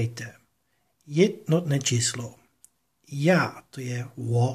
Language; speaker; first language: Czech; non-native, fluent; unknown